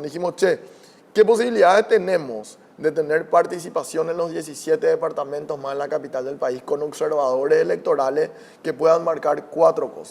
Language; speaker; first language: Spanish; native; Spanish